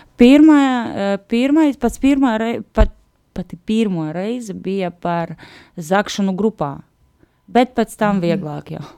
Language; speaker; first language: Latvian; non-native, local second language; Russian